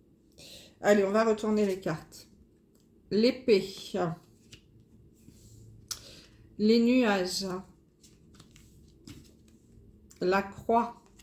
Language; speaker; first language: French; native; French